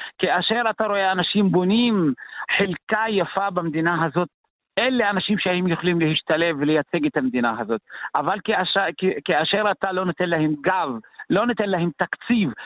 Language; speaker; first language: Hebrew; non-native, local second language; Arabic